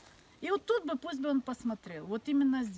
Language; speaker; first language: Russian; native; Russian